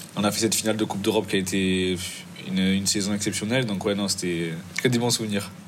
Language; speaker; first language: French; native; French